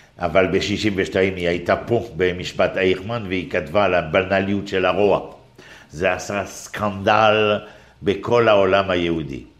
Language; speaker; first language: Hebrew; non-native, fluent; French